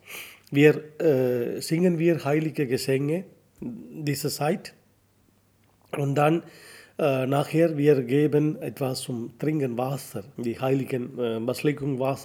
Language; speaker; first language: German; non-native, learner; Tamil